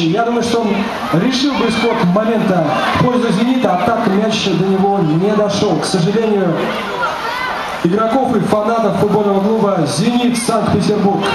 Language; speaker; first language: Russian; native; Russian